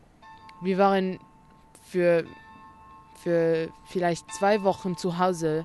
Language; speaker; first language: German; non-native, learner; Arabic